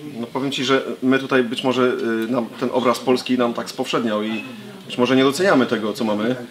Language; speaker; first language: Polish; native; Polish